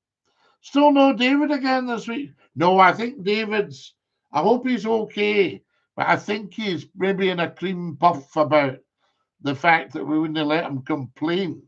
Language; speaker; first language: English; native; English